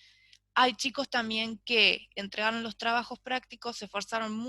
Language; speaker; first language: Spanish; native; Spanish